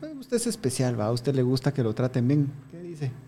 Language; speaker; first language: Spanish; native; Spanish